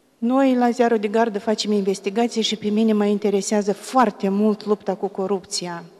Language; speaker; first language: Romanian; native; Romanian